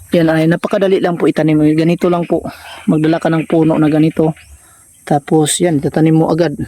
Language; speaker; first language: Filipino; non-native, local second language; Cebuano